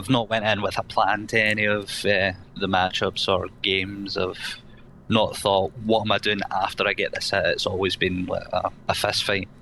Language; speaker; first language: English; native; English